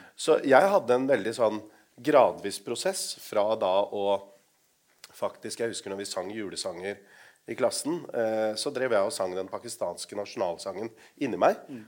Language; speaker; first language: Norwegian; non-native, local second language; Urdu